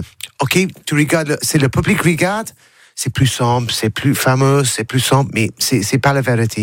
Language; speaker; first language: French; non-native, learner; English